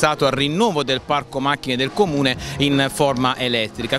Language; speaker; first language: Italian; native; Italian